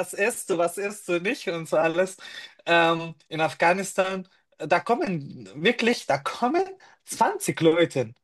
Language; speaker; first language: German; non-native, fluent; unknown